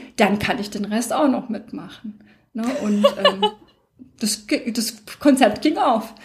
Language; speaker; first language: German; native; German